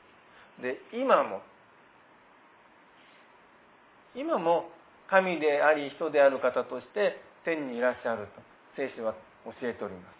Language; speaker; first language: Japanese; native; Japanese